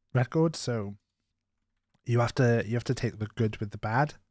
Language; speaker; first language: English; non-native, local second language; Welsh